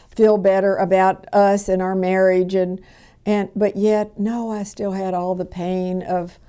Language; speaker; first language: English; native; English